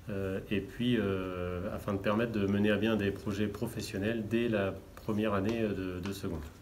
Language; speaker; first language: French; native; French